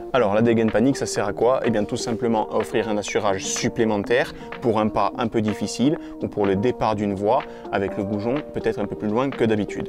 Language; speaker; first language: French; native; French